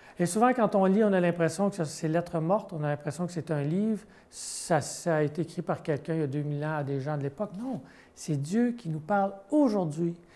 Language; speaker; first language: French; native; French